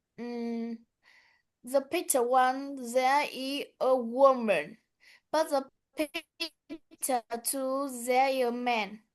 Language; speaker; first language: English; non-native, learner; Vietnamese